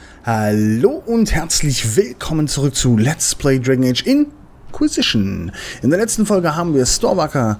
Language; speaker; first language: German; native; German